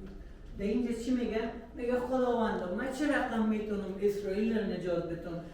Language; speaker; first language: Persian; native; Persian